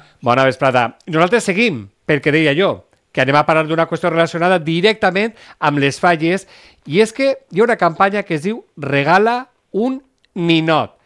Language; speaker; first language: Catalan; native; Catalan